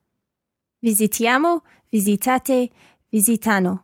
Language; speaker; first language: Italian; non-native, learner; English